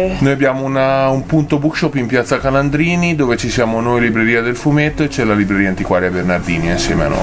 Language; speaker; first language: Italian; native; Italian